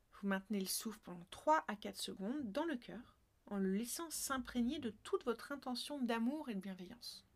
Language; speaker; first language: French; native; French